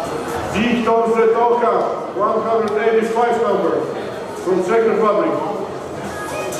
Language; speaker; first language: English; non-native, fluent; Polish